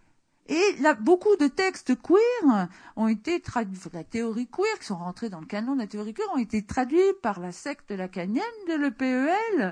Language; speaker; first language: French; native; French